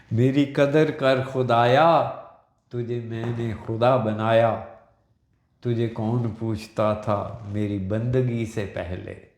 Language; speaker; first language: Urdu; non-native, local second language; Punjabi